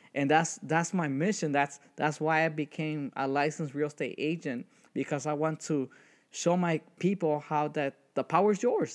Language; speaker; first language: English; early bilingual, other home language; Spanish